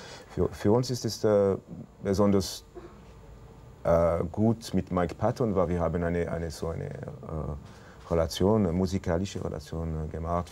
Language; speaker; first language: German; non-native, local second language; French